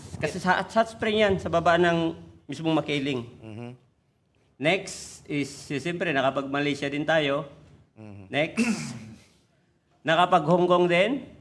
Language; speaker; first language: Filipino; non-native, local second language; Masbatenyo